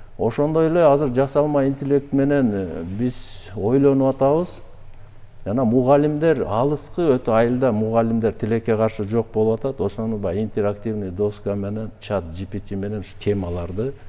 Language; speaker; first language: Kyrgyz; native; Kyrgyz